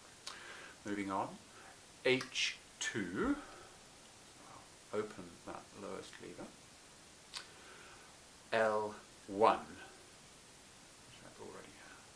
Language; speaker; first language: English; native; English